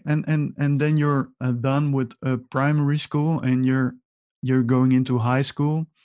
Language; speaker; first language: English; non-native, fluent; Dutch